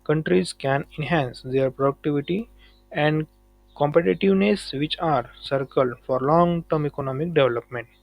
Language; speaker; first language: English; non-native, local second language; Marathi